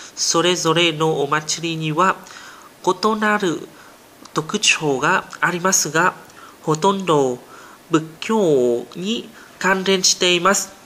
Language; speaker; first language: Japanese; non-native, learner; Vietnamese